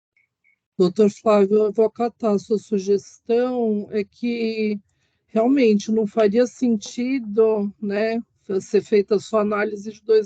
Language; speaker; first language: Portuguese; native; Portuguese